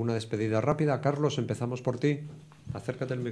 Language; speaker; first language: Spanish; native; Spanish